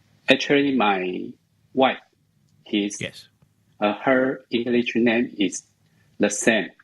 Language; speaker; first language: English; non-native, learner; Chinese